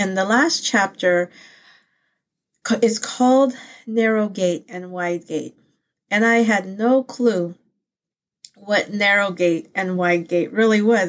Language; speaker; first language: English; early bilingual, other home language; Pangasinan